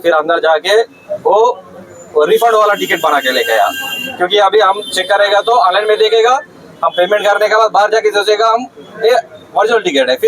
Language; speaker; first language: Hindi; non-native, local second language; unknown